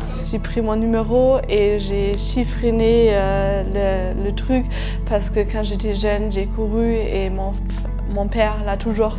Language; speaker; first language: French; non-native, fluent; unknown